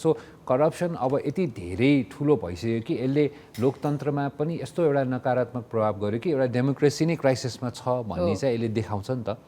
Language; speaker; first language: Nepali; native; Nepali